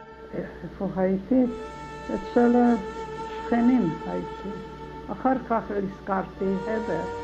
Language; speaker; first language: Hebrew; non-native, learner; Hungarian